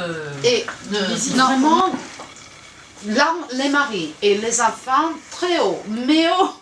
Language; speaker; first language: French; non-native, fluent; Italian